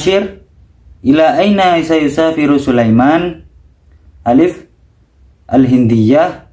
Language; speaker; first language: Arabic; non-native, learner; Indonesian